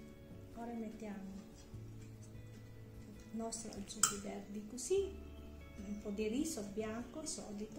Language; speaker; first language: Italian; non-native, learner; Filipino